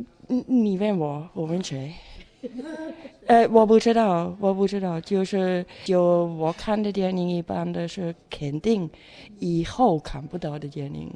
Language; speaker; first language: Chinese; non-native, fluent; German